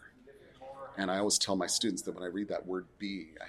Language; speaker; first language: English; native; English